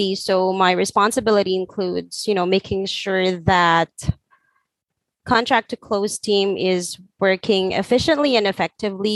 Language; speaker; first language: English; non-native, local second language; Filipino